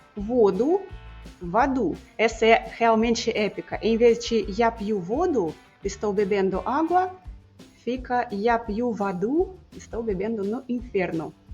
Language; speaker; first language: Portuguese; non-native, fluent; Russian